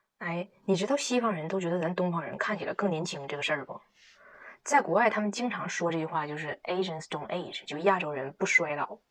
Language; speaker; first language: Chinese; native; Chinese